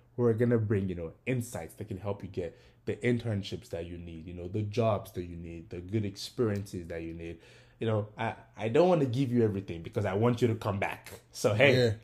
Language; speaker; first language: English; non-native, local second language; Yoruba